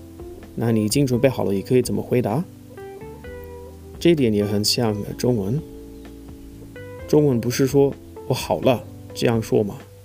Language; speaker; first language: Chinese; non-native, fluent; English